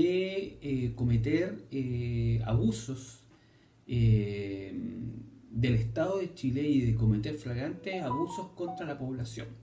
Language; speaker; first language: Spanish; native; Spanish